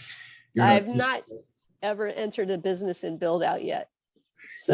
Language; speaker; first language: English; native; English